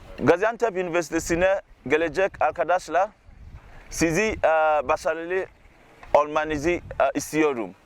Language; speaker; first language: Turkish; non-native, learner; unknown